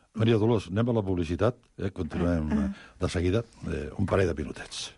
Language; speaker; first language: Catalan; native; Catalan